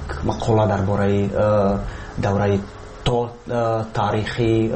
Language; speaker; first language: Persian; non-native, learner; Czech